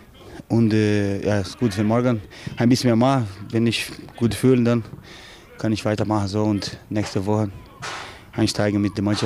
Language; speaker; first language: German; non-native, fluent; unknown